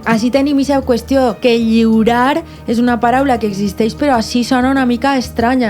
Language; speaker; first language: Catalan; native; Catalan